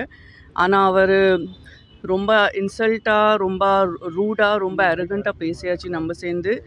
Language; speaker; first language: Tamil; non-native, local second language; Gujarati